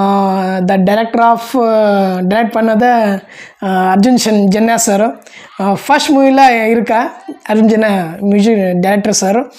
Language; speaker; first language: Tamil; non-native, local second language; Kannada